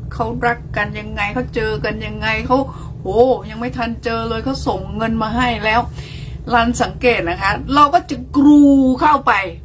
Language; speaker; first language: Thai; native; Thai